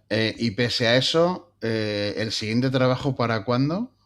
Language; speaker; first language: Spanish; native; Spanish